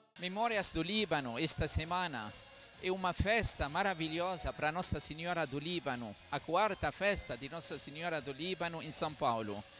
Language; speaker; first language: Portuguese; non-native, fluent; Arabic